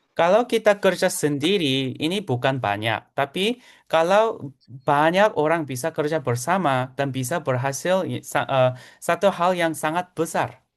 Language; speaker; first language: Indonesian; non-native, fluent; Korean